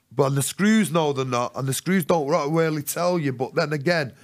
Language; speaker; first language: English; native; English